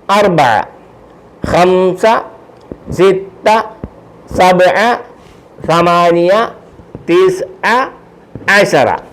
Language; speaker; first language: Arabic; non-native, fluent; Malayalam